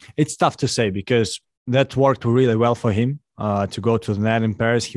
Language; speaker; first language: English; non-native, fluent; Russian